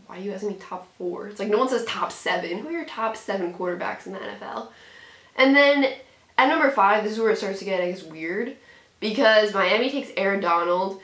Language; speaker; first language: English; native; English